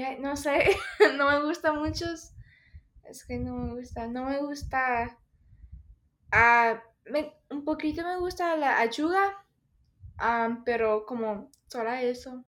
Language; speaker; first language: Spanish; early bilingual, heritage; Spanish